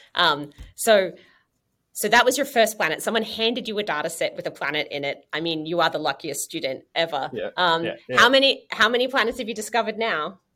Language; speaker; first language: English; native; English